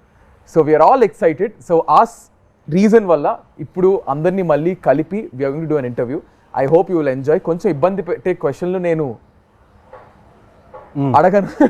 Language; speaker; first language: Telugu; native; Telugu